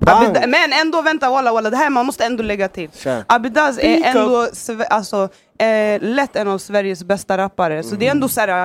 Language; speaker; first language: Swedish; native; Swedish